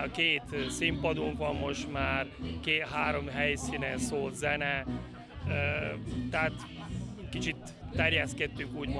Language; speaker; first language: Hungarian; native; Hungarian